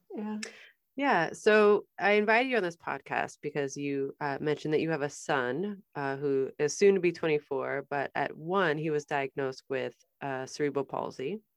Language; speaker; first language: English; native; English